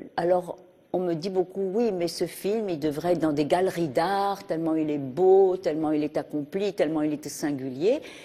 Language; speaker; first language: French; early bilingual, heritage; French